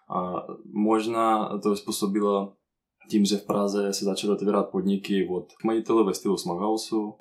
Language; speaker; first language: Czech; non-native, fluent; Russian